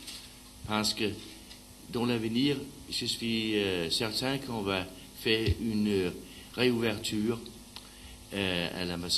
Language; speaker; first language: French; non-native, learner; Danish